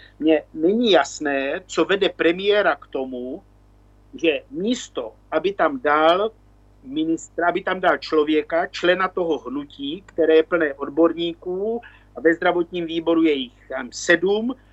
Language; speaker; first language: Czech; native; Czech